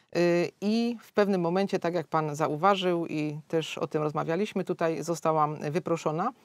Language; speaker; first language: Polish; native; Polish